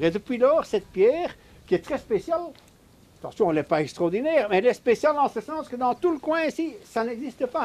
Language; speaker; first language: French; native; French